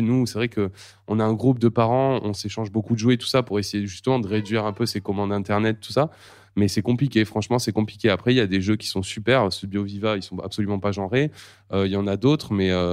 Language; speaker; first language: French; native; French